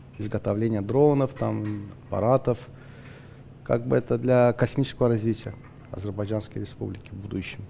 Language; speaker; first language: Russian; non-native, local second language; Azerbaijani